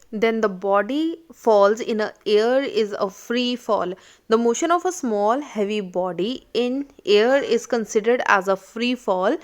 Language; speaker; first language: English; non-native, local second language; Punjabi